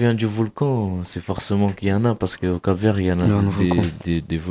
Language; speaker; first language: French; non-native, fluent; Kabuverdianu